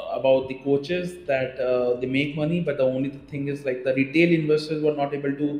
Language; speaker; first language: English; non-native, local second language; Hindi